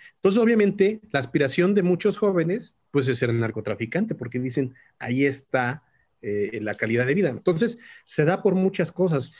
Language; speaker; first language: Spanish; native; Spanish